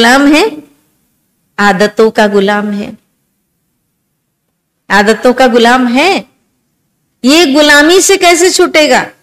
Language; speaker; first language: Hindi; native; Hindi